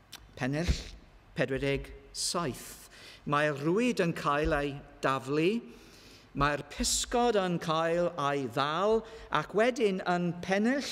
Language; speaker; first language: Welsh; non-native, learner; English